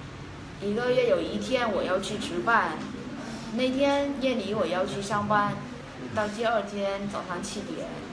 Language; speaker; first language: Chinese; non-native, fluent; Vietnamese